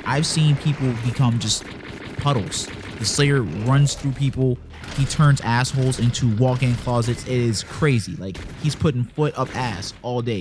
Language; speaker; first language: English; native; English